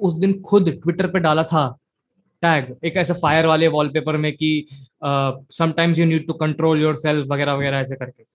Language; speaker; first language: Hindi; native; Hindi